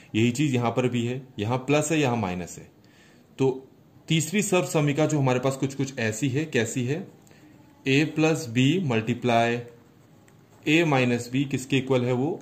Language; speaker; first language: Hindi; native; Hindi